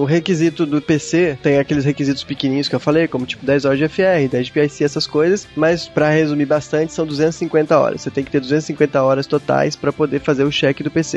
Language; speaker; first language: Portuguese; native; Portuguese